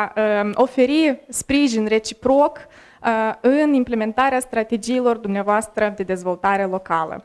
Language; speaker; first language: Romanian; native; Romanian